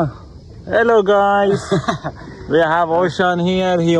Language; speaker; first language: English; non-native, learner; Nepali